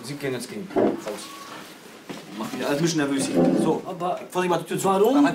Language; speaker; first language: German; native; German